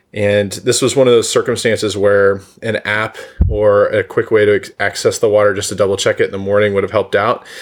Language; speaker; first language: English; native; English